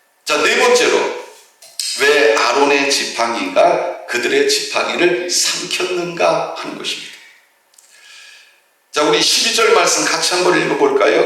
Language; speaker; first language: Korean; native; Korean